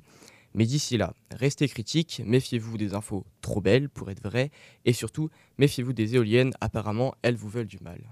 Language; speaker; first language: French; native; French